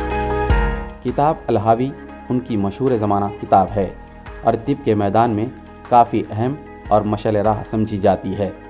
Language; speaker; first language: Urdu; native; Urdu